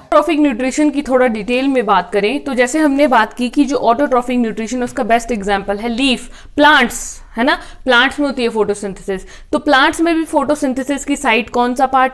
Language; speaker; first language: Hindi; native; Hindi